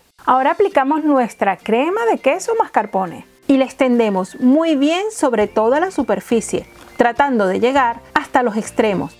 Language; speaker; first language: Spanish; native; Spanish